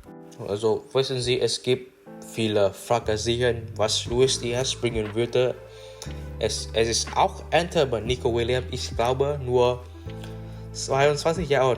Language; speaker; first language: German; non-native, learner; English